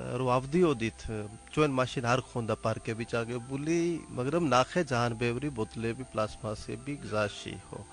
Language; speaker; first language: Georgian; non-native, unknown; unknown